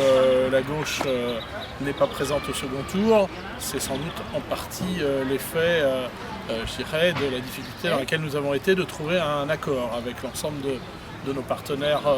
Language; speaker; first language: French; native; French